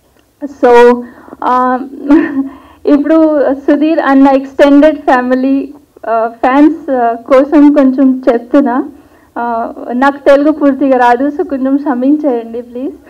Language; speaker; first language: Telugu; non-native, learner; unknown